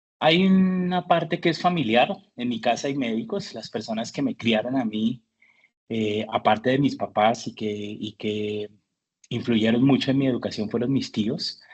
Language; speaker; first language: Spanish; early bilingual, heritage; Spanish